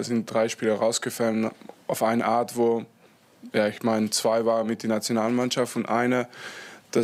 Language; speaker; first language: German; non-native, fluent; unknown